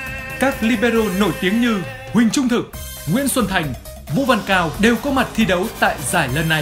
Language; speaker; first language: Vietnamese; native; Vietnamese